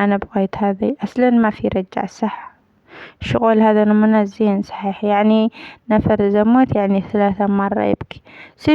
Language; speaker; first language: Arabic; non-native, learner; Amharic